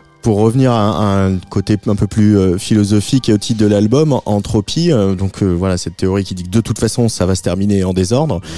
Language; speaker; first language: French; native; French